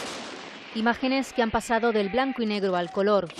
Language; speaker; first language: Spanish; native; Spanish